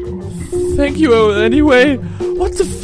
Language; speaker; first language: English; non-native, fluent; German